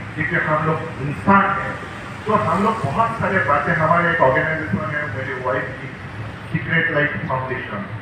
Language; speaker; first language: Hindi; non-native, local second language; Assamese